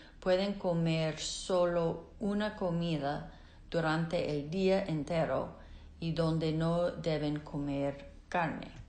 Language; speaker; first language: Spanish; non-native, fluent; English